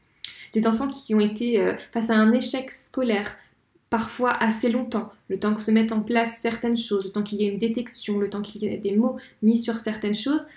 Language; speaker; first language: French; native; French